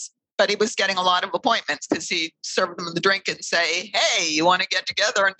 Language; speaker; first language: English; native; English